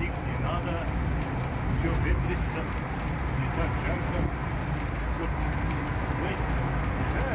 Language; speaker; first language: Russian; non-native, learner; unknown